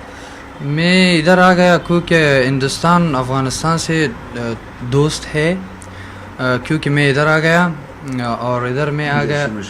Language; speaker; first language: Hindi; non-native, learner; Persian